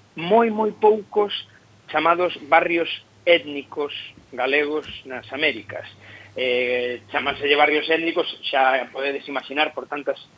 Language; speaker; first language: Galician; native; Galician